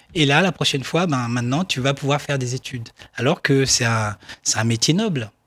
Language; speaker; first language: French; non-native, local second language; Baoulé